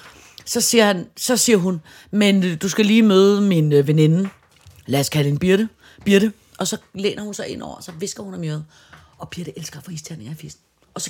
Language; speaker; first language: Danish; native; Danish